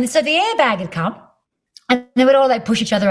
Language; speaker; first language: English; native; English